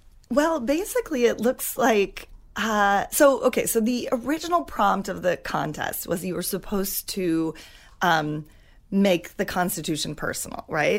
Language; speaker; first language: English; native; English